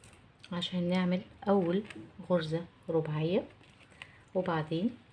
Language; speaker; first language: Arabic; native; Arabic